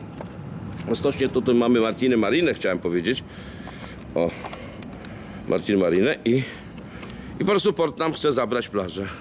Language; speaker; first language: Polish; native; Polish